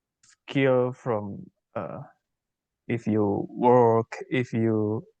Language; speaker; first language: English; non-native, learner; Indonesian